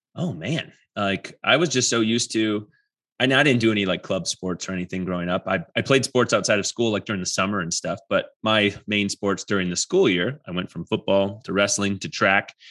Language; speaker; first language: English; native; English